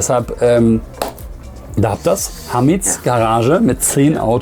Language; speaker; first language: German; native; German